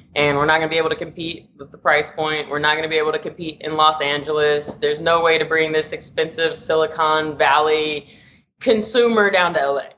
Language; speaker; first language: English; native; English